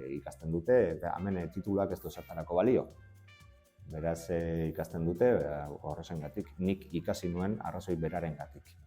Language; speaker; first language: Basque; non-native, local second language; Spanish